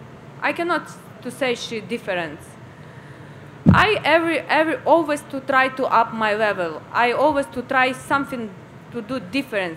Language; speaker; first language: English; non-native, learner; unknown